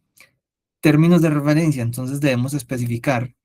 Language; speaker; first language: Spanish; native; Spanish